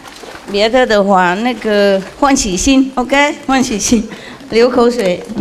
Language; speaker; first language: Chinese; non-native, fluent; Vietnamese